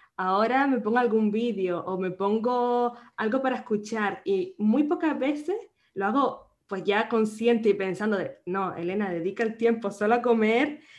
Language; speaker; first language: Spanish; native; Spanish